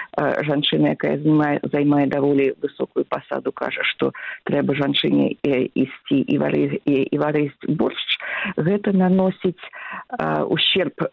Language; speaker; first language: Belarusian; native; Belarusian